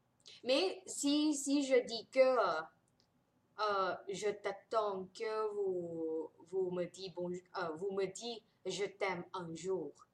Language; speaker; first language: French; non-native, fluent; Thai